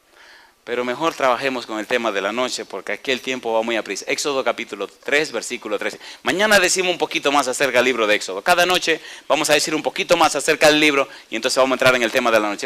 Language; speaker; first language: Spanish; native; Spanish